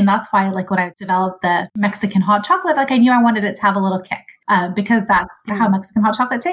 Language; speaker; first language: English; early bilingual, other home language; Arabic